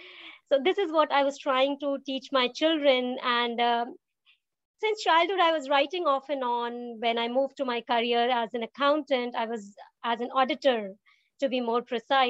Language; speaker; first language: English; non-native, local second language; Hindi